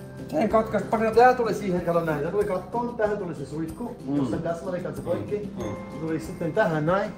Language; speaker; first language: Finnish; non-native, fluent; German